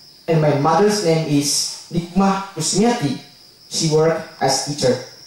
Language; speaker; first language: English; non-native, learner; Indonesian